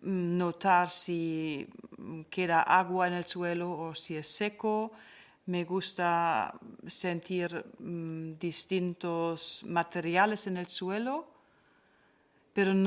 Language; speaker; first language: Spanish; non-native, fluent; German